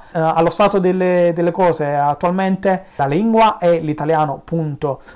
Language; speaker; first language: Italian; native; Italian